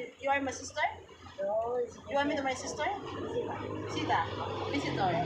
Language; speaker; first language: English; non-native, learner; Filipino